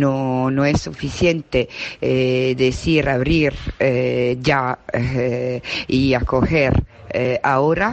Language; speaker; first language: Spanish; non-native, fluent; Italian